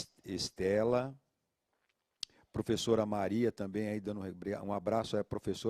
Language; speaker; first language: Portuguese; native; Portuguese